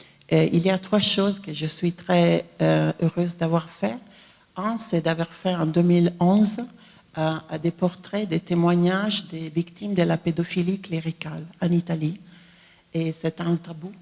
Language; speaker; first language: French; non-native, fluent; Italian